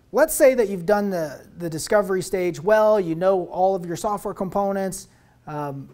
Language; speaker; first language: English; native; English